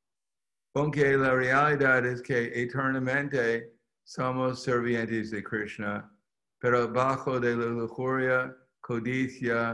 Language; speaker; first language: Spanish; non-native, fluent; English